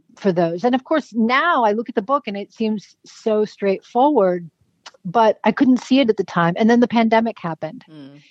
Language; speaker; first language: English; native; English